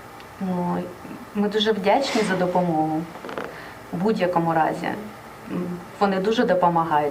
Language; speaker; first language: Ukrainian; non-native, local second language; Russian